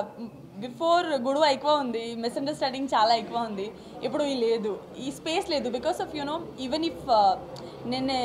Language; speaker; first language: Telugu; non-native, learner; Gujarati